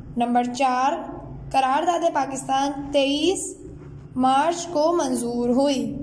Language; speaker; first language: Urdu; native; Urdu